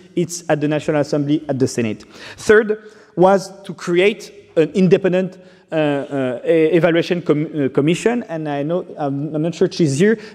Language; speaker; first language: English; non-native, fluent; French